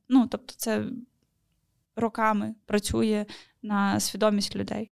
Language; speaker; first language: Ukrainian; native; Ukrainian